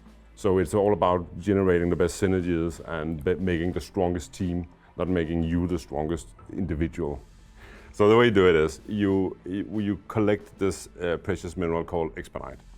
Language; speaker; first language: English; non-native, fluent; Danish